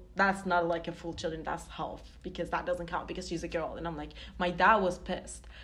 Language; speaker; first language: English; non-native, fluent; Turkish